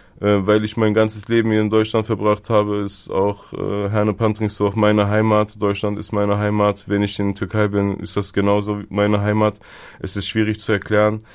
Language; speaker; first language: German; early bilingual, other home language; Turkish